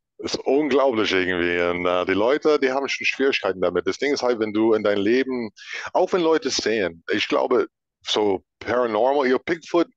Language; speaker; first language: German; non-native, fluent; English